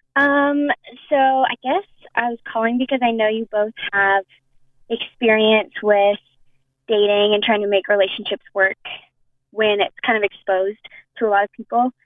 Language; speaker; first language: English; native; English